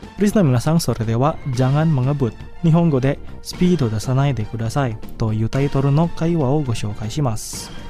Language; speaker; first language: Japanese; non-native, fluent; Indonesian